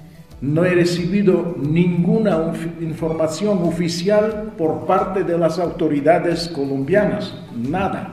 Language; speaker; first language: Spanish; non-native, fluent; Russian